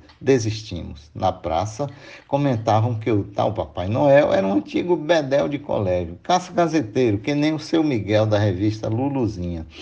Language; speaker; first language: Portuguese; native; Portuguese